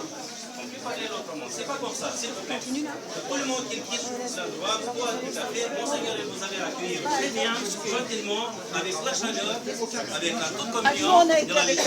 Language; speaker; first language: French; non-native, learner; Russian